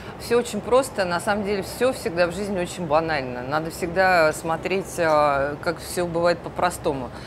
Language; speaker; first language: Russian; native; Russian